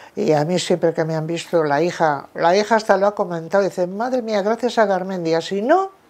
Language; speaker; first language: Spanish; native; Spanish